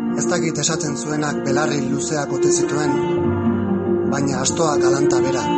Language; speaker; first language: Basque; non-native, local second language; Spanish